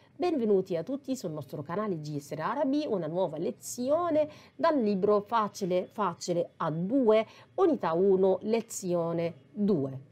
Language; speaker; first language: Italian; non-native, fluent; Arabic